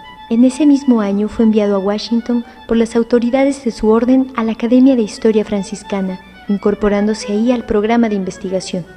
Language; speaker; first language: Spanish; native; Spanish